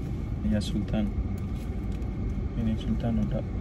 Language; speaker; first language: Indonesian; non-native, learner; Urdu